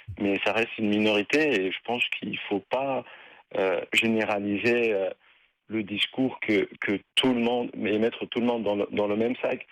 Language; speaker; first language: French; non-native, local second language; Arabic